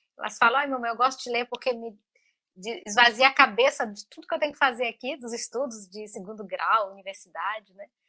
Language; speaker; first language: Portuguese; native; Portuguese